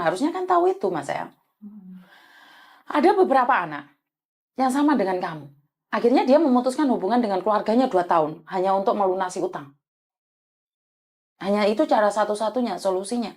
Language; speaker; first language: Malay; non-native, local second language; Javanese